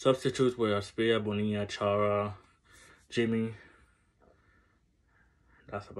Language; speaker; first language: English; native; English